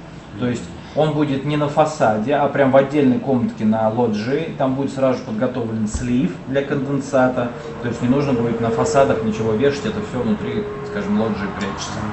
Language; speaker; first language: Russian; native; Russian